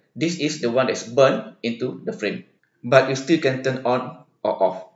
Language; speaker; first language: English; non-native, local second language; Malay